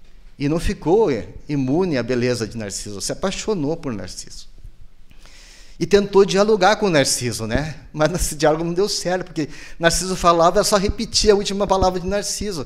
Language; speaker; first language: Portuguese; native; Portuguese